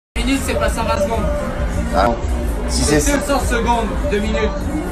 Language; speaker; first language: French; native; French